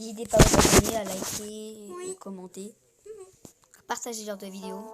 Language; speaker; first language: French; native; French